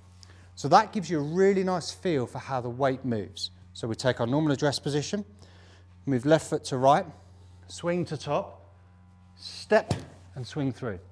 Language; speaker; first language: English; native; English